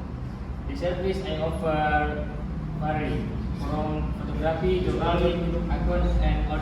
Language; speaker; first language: English; non-native, learner; Indonesian